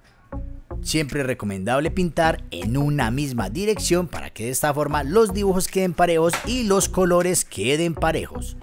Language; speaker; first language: Spanish; native; Spanish